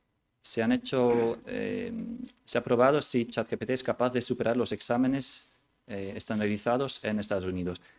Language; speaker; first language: Spanish; non-native, fluent; Dutch